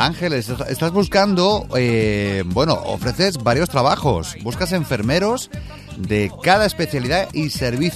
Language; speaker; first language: Spanish; native; Spanish